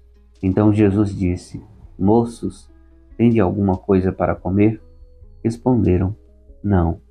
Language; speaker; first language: Portuguese; native; Portuguese